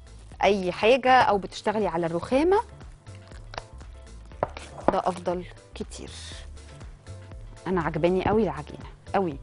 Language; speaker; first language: Arabic; native; Arabic